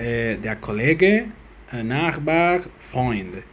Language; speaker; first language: German; non-native, learner; Spanish